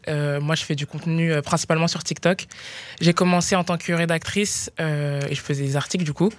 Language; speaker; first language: French; native; French